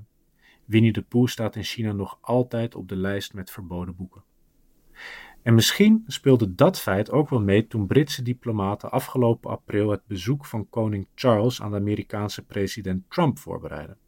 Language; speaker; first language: Dutch; native; Dutch